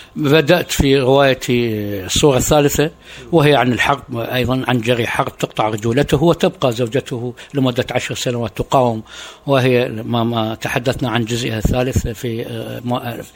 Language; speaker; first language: Arabic; native; Arabic